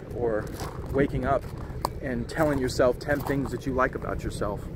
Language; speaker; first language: English; native; English